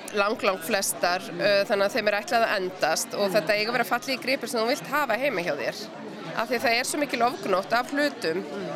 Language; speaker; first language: Icelandic; native; Icelandic